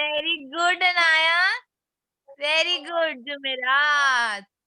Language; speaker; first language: English; non-native, fluent; Urdu